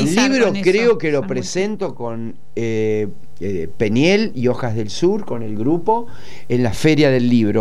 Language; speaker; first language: Spanish; native; Spanish